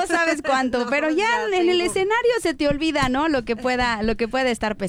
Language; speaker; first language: Spanish; native; Spanish